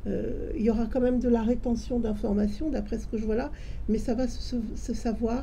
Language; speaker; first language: French; native; French